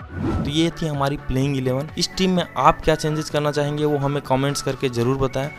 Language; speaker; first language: Hindi; native; Hindi